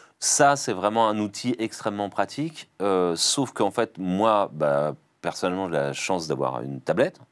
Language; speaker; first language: French; native; French